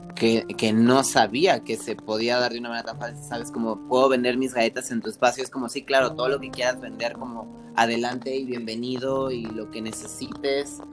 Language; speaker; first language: Spanish; native; Spanish